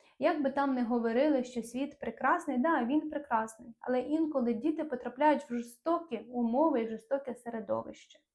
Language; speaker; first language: Ukrainian; non-native, local second language; Russian